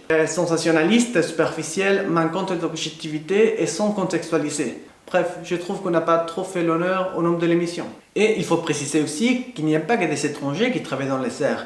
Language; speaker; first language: French; non-native, fluent; Spanish